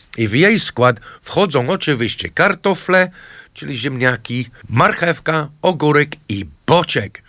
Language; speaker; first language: Polish; non-native, fluent; English